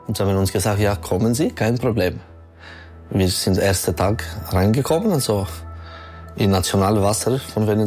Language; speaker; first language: German; non-native, learner; French